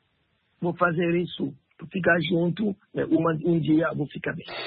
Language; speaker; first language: Portuguese; non-native, learner; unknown